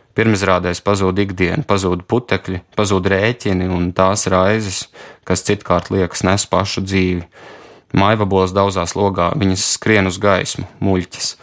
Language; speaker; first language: Latvian; native; Latvian